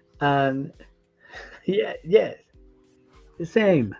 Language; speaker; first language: English; non-native, learner; Spanish